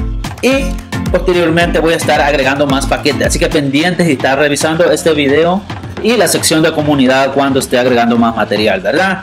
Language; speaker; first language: Spanish; native; Spanish